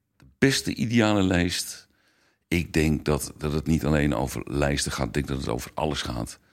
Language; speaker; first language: Dutch; native; Dutch